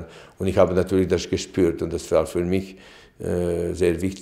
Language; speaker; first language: German; non-native, fluent; Latvian